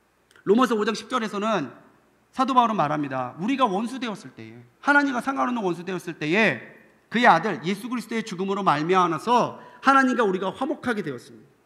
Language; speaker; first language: Korean; native; Korean